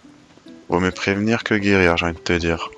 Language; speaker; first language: French; native; French